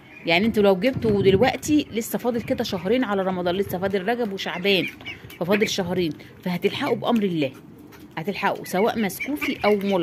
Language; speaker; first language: Arabic; native; Arabic